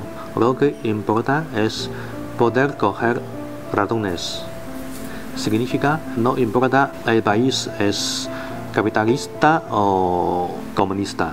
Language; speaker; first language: Spanish; non-native, learner; Chinese